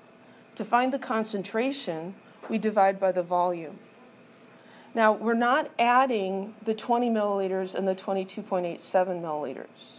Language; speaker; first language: English; native; English